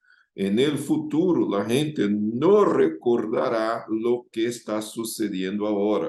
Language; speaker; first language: Spanish; non-native, fluent; Portuguese